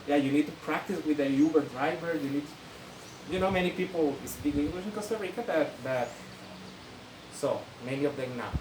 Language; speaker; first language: English; non-native, fluent; Spanish